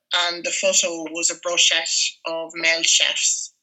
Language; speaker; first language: English; non-native, fluent; French